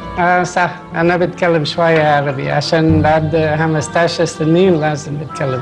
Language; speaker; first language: Arabic; non-native, learner; English